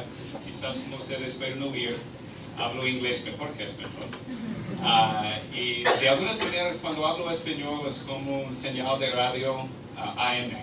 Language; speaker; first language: Spanish; non-native, fluent; English